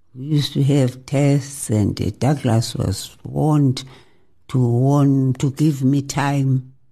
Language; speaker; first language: English; non-native, local second language; Xhosa